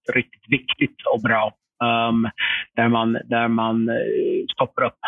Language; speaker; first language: Swedish; non-native, fluent; English